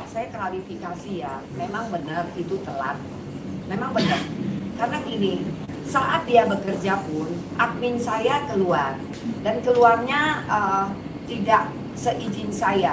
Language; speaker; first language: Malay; non-native, local second language; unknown